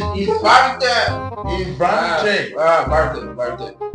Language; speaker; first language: German; non-native, learner; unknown